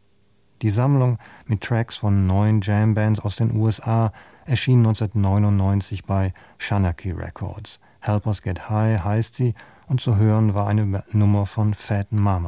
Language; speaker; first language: German; native; German